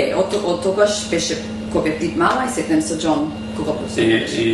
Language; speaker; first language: Macedonian; early bilingual, heritage; Macedonian